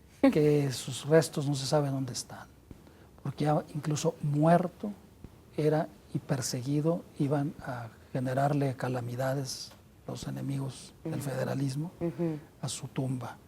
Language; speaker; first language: Spanish; native; Spanish